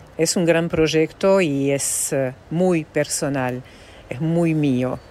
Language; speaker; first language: Spanish; non-native, fluent; French